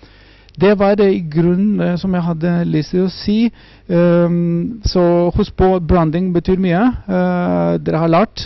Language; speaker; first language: Norwegian; non-native, fluent; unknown